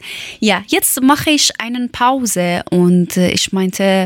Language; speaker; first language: German; non-native, learner; Persian